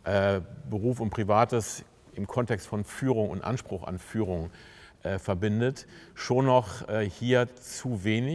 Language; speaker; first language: German; native; German